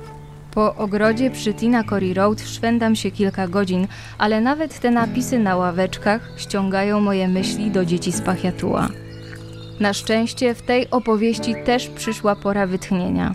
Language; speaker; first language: Polish; native; Polish